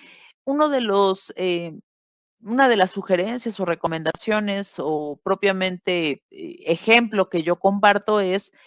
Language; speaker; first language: Spanish; native; Spanish